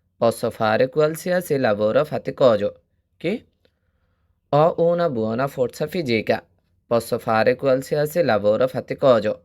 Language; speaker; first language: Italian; non-native, fluent; Bangla